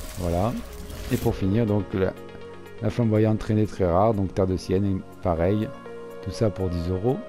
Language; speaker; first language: French; native; French